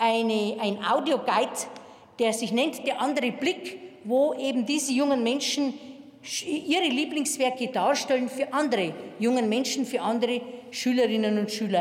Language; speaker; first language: German; native; German